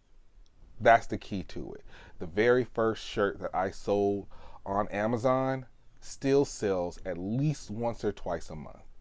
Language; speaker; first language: English; native; English